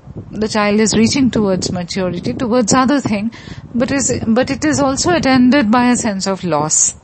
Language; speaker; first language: English; non-native, local second language; Bangla